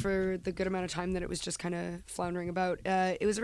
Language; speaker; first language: English; native; English